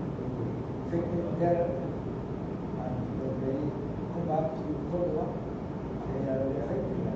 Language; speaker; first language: English; non-native, learner; Spanish